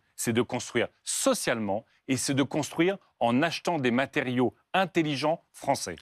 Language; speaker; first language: French; native; French